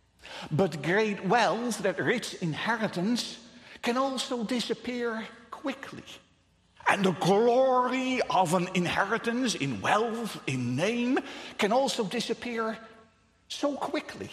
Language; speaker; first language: English; non-native, fluent; Dutch